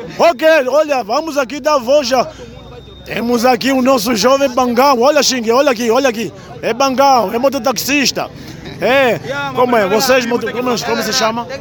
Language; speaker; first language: Portuguese; native; Portuguese